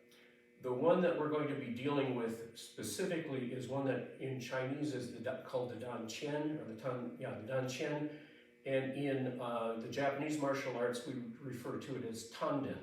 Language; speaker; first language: English; native; English